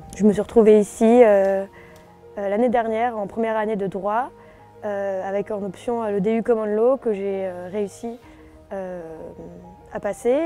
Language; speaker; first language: French; native; French